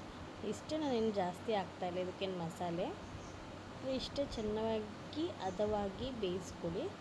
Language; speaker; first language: Kannada; native; Kannada